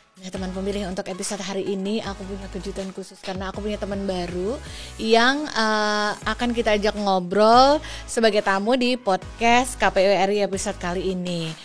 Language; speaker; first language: Indonesian; native; Indonesian